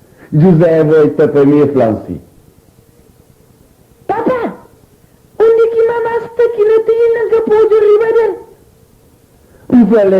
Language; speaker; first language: Portuguese; non-native, local second language; Kabuverdianu